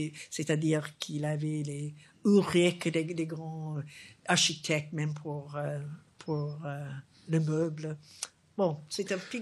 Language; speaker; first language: French; non-native, fluent; English